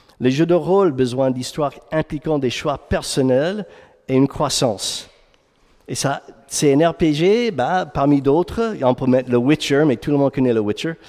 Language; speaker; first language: French; non-native, fluent; English